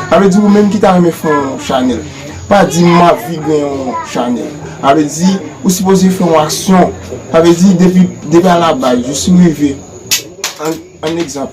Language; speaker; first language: French; non-native, learner; Haitian Creole